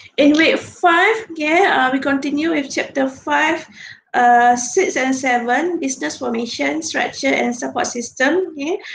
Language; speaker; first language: English; non-native, local second language; Malay